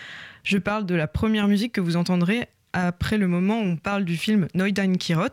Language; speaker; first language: French; native; French